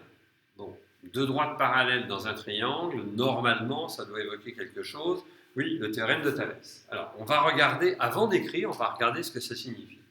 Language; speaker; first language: French; native; French